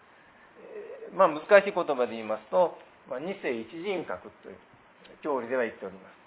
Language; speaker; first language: Japanese; native; Japanese